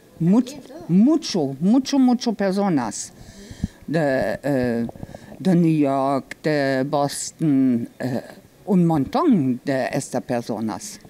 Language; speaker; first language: Spanish; non-native, learner; German